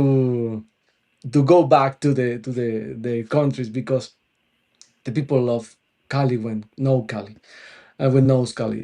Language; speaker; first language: English; non-native, local second language; Spanish